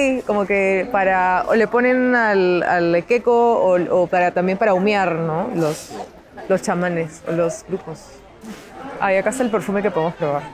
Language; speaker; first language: Spanish; native; Spanish